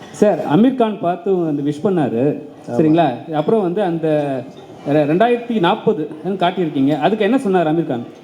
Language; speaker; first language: Tamil; native; Tamil